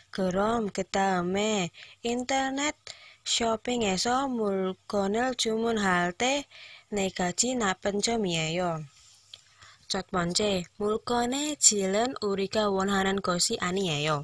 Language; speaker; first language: Korean; non-native, learner; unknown